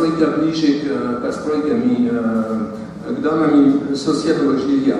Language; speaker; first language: Russian; non-native, fluent; French